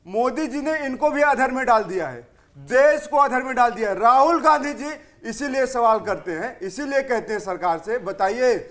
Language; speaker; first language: Hindi; native; Hindi